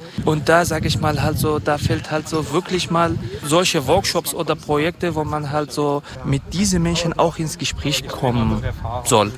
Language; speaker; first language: German; non-native, fluent; Kurdish